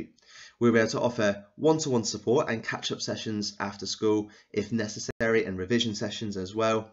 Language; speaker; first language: English; native; English